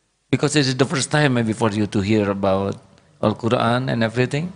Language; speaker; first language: English; non-native, learner; Indonesian